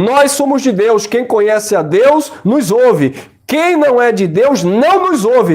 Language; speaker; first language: Portuguese; native; Portuguese